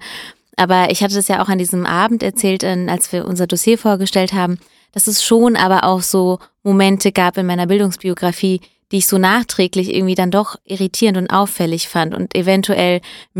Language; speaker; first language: German; early bilingual, other home language; Italian